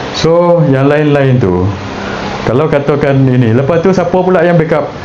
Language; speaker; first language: Malay; native; Malay